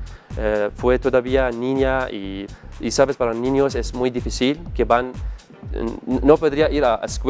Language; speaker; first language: Spanish; non-native, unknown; Arabic